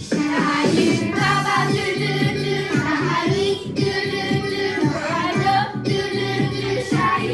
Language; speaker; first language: Chinese; non-native, learner; English